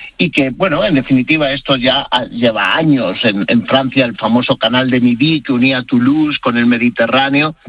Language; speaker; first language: Spanish; native; Spanish